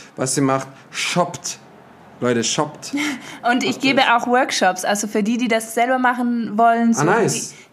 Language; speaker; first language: German; early bilingual, heritage; French